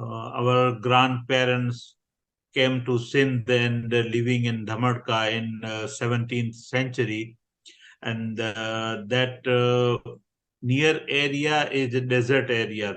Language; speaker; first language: English; non-native, learner; Gujarati